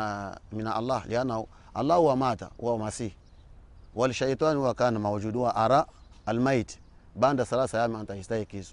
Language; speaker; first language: Arabic; non-native, learner; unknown